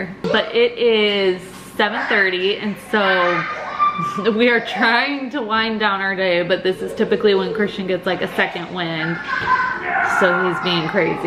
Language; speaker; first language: English; native; English